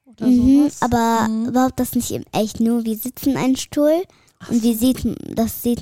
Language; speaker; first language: German; early bilingual, other home language; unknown